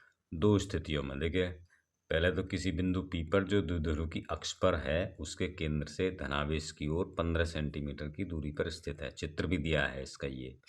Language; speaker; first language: Hindi; native; Hindi